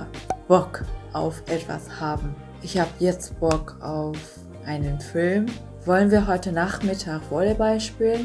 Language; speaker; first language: German; non-native, fluent; Vietnamese